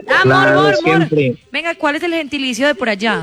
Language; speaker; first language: Spanish; native; Spanish